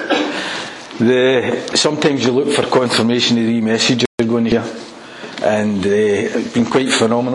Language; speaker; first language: English; native; English